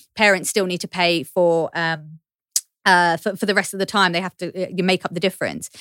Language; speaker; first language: English; native; English